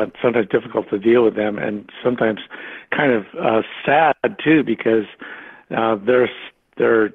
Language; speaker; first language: English; native; English